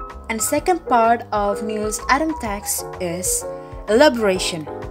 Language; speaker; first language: English; non-native, fluent; Indonesian